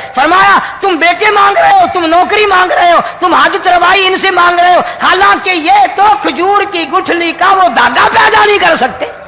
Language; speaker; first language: Urdu; non-native, local second language; Punjabi